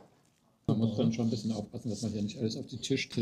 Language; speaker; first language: German; native; German